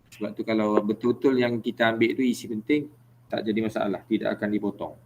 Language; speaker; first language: Malay; native; Malay